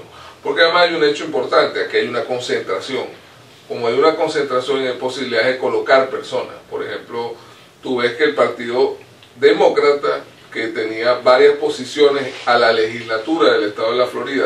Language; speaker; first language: Spanish; native; Spanish